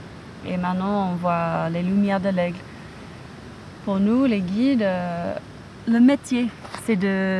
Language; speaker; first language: French; non-native, fluent; English